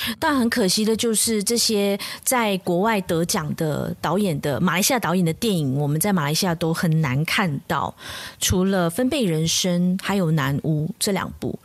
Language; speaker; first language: Chinese; native; Chinese